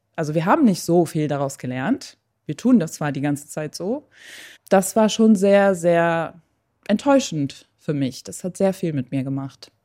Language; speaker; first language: German; early bilingual, other home language; Persian